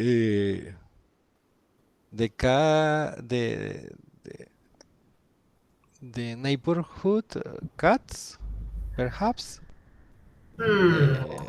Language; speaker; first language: English; non-native, learner; Spanish